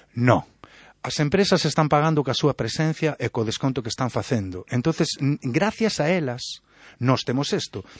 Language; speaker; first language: Galician; non-native, local second language; Spanish